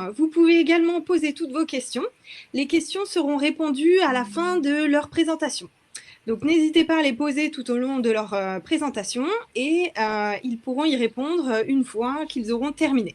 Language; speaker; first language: French; native; French